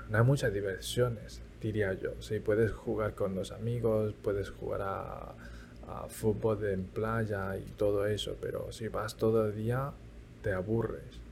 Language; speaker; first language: Spanish; early bilingual, other home language; Chinese